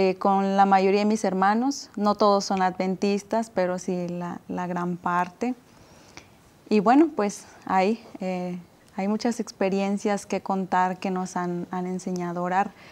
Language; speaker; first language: Spanish; native; Spanish